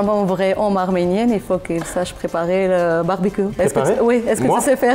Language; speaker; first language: French; non-native, fluent; Armenian